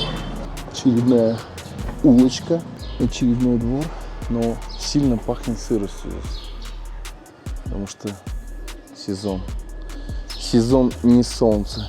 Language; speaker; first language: Russian; native; Russian